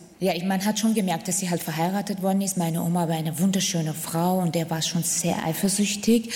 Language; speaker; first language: German; non-native, fluent; Central Kurdish